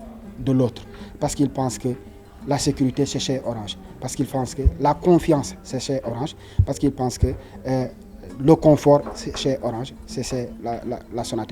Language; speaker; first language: French; non-native, local second language; Wolof